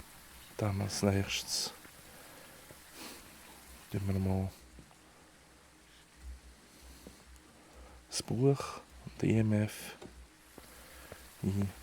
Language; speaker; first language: German; native; German